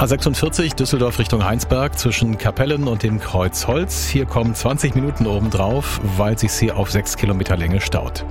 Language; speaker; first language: German; native; German